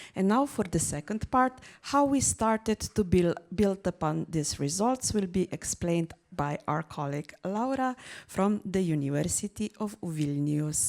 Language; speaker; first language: English; non-native, fluent; Slovenian